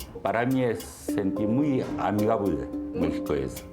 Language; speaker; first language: Spanish; non-native, learner; Korean